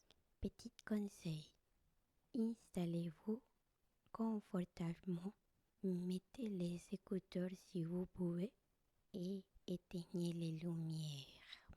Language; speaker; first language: French; non-native, learner; Spanish